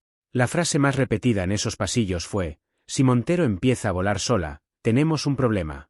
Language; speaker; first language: Spanish; native; Spanish